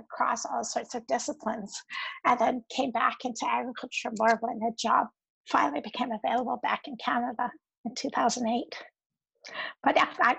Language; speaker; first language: English; native; English